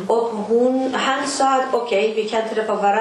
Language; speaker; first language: Swedish; non-native, learner; Persian